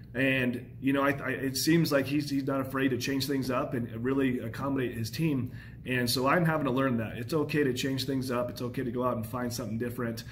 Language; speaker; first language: English; native; English